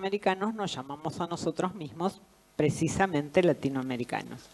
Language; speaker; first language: Spanish; native; Spanish